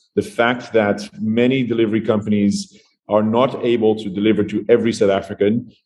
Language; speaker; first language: English; non-native, fluent; Dutch